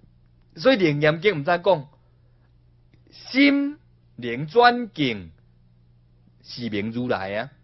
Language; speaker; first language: Chinese; non-native, local second language; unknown